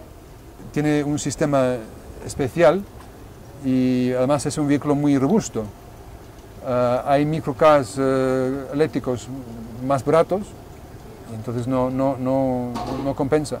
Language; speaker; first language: Spanish; non-native, fluent; English